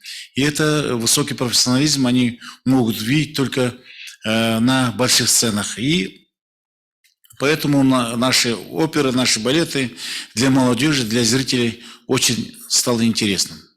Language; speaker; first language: Russian; non-native, local second language; Kazakh